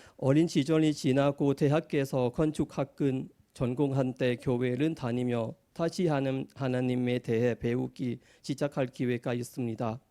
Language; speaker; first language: Korean; non-native, fluent; Thai